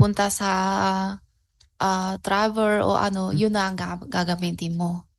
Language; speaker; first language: Filipino; non-native, learner; Chinese